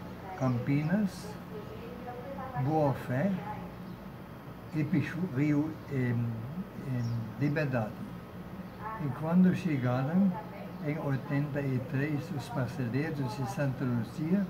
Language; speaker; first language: Portuguese; non-native, fluent; German